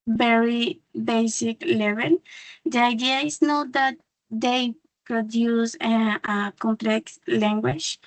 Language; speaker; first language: English; non-native, learner; Spanish